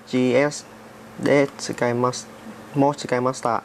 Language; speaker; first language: Japanese; non-native, learner; Vietnamese